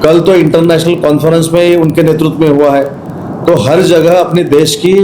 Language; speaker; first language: Hindi; non-native, local second language; Marathi